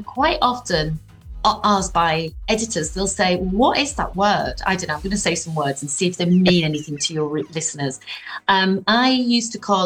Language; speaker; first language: English; native; English